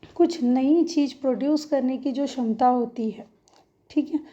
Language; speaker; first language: Hindi; non-native, local second language; Marathi